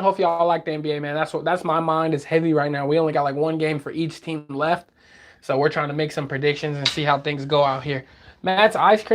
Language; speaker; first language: English; native; English